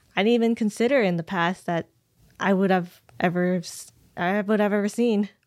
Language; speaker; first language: English; native; English